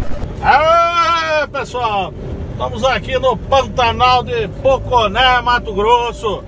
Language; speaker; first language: Portuguese; native; Portuguese